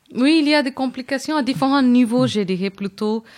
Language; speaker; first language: French; non-native, fluent; Tamil